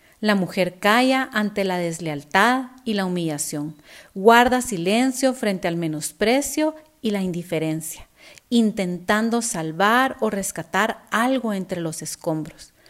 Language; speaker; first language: Spanish; native; Spanish